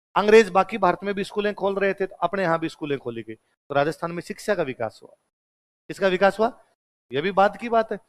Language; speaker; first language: Hindi; native; Hindi